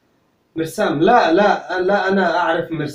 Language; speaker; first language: Arabic; non-native, learner; Somali